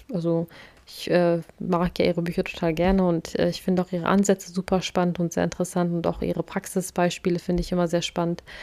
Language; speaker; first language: German; early bilingual, other home language; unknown